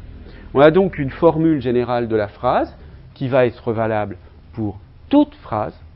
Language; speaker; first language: French; native; French